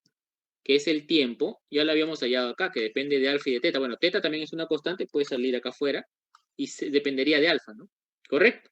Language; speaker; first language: Spanish; native; Spanish